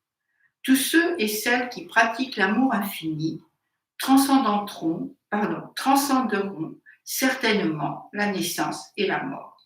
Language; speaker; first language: French; native; French